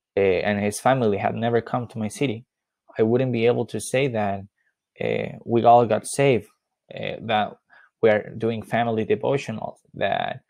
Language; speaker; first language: English; non-native, fluent; Spanish